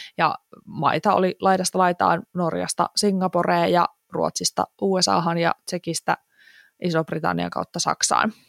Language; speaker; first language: Finnish; native; Finnish